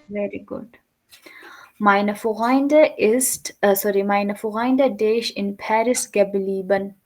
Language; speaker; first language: German; non-native, fluent; Urdu